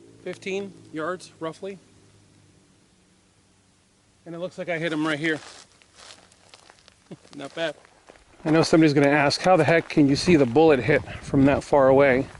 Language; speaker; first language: English; native; English